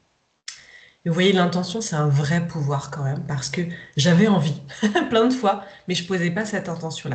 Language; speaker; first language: French; native; French